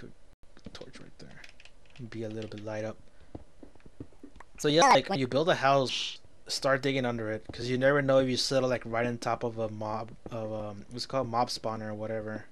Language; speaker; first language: English; native; English